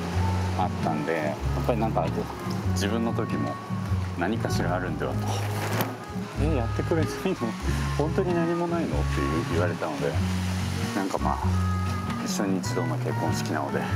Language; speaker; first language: Japanese; native; Japanese